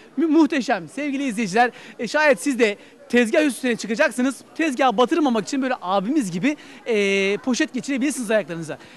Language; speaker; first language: Turkish; native; Turkish